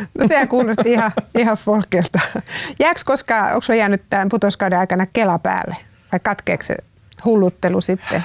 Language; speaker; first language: Finnish; native; Finnish